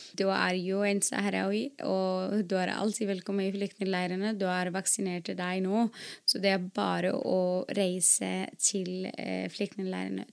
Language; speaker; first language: Norwegian; non-native, fluent; Arabic